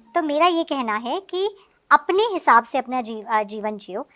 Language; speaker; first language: Hindi; native; Hindi